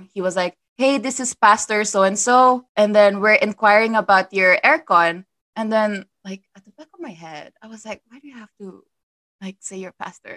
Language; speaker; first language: English; non-native, local second language; Persian